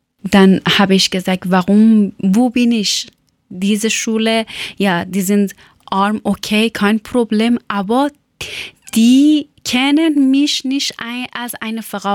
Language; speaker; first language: German; non-native, learner; Persian